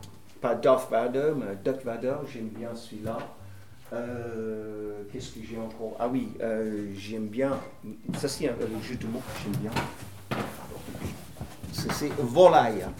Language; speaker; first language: French; non-native, fluent; English